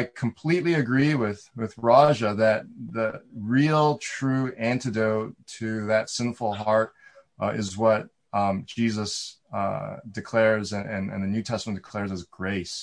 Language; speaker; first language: English; native; English